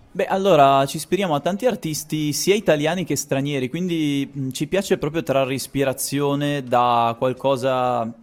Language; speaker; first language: Italian; native; Italian